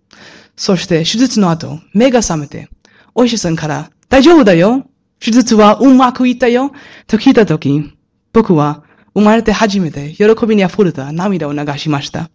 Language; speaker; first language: Japanese; non-native, learner; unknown